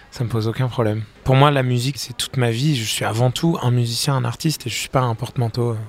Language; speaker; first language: French; native; French